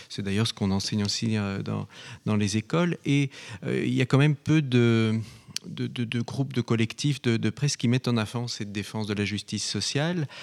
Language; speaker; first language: French; native; French